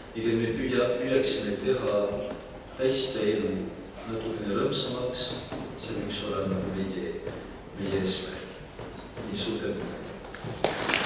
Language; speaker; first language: Estonian; non-native, fluent; French